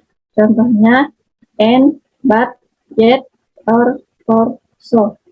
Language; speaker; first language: English; non-native, learner; Indonesian